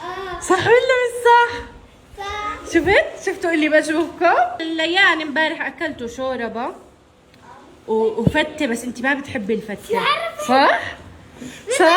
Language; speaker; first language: Arabic; native; Arabic